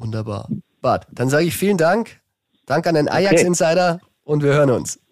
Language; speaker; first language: German; native; German